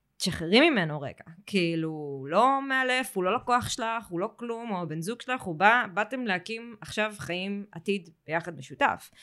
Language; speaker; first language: Hebrew; native; Hebrew